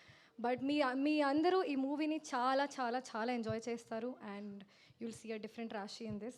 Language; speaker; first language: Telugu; non-native, learner; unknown